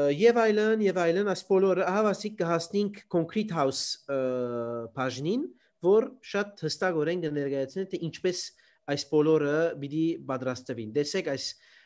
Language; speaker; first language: Armenian; early bilingual, heritage; Armenian